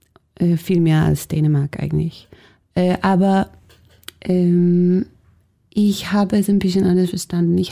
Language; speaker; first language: German; non-native, fluent; Danish